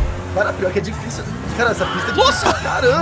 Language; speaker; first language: Portuguese; native; Portuguese